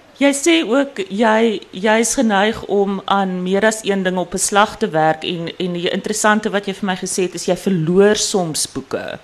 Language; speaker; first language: Afrikaans; native; Afrikaans